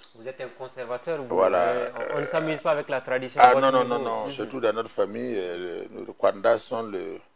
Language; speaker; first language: French; non-native, local second language; Mossi